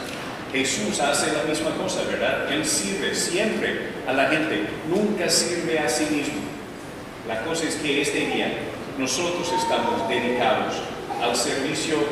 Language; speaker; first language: Spanish; non-native, fluent; English